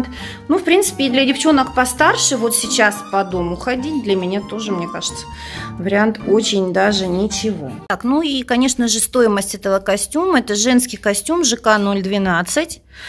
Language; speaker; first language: Russian; native; Russian